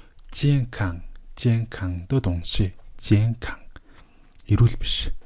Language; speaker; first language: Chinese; non-native, learner; Mongolian